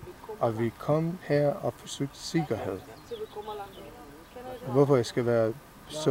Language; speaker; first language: Danish; non-native, fluent; Persian